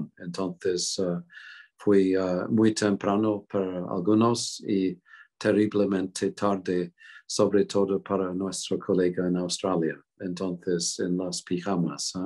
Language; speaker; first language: Spanish; non-native, fluent; English